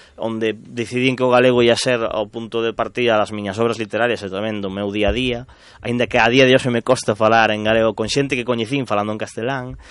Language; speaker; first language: Galician; non-native, local second language; Spanish